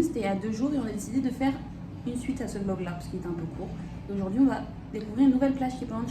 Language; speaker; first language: French; native; French